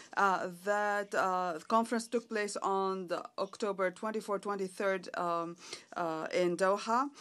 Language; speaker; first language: English; non-native, fluent; Arabic